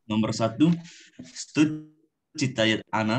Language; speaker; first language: Russian; non-native, learner; Indonesian